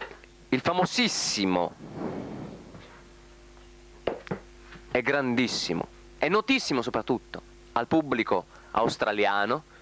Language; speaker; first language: Italian; native; Italian